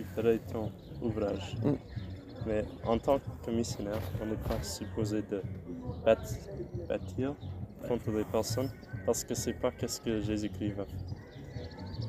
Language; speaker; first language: French; non-native, fluent; English